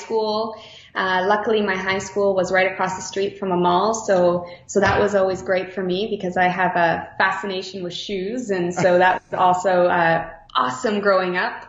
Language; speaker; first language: English; native; English